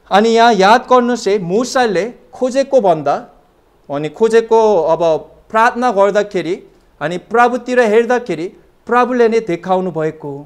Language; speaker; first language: Nepali; non-native, fluent; Korean